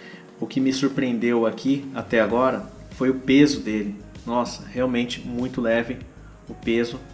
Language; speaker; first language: Portuguese; native; Portuguese